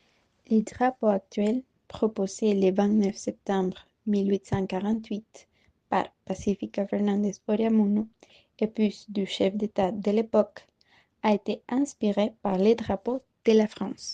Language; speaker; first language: French; non-native, learner; Spanish